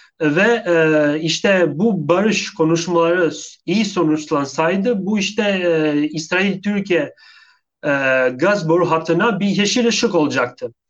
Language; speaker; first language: Turkish; non-native, fluent; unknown